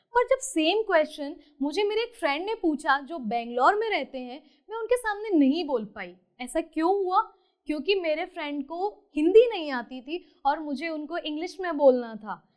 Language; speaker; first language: Hindi; native; Hindi